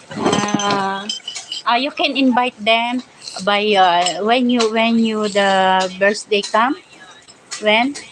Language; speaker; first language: English; non-native, learner; Filipino